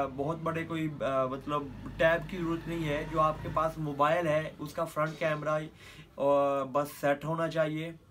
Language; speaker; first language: Urdu; non-native, local second language; Punjabi